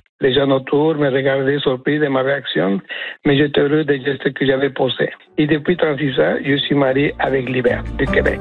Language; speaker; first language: French; non-native, fluent; Spanish